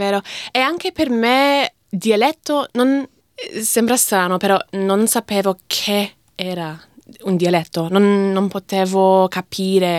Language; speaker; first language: Italian; non-native, fluent; English